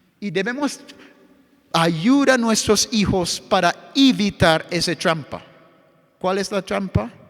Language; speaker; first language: Spanish; non-native, fluent; English